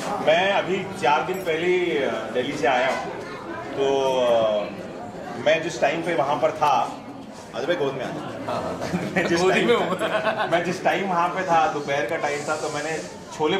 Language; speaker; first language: Hindi; native; Hindi